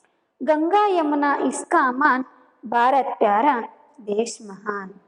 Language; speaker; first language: Hindi; non-native, local second language; Kannada